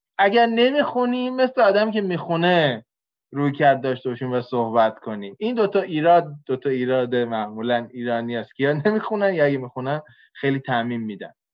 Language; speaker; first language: Persian; native; Persian